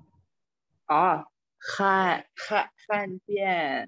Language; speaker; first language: Chinese; non-native, learner; Thai